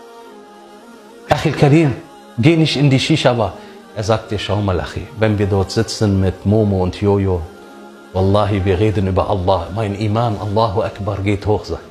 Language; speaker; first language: German; early bilingual, other home language; Arabic